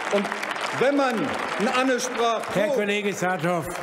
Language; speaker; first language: German; non-native, local second language; Low German